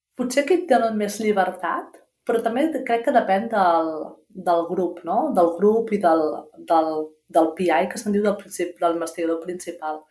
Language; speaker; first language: Catalan; native; Catalan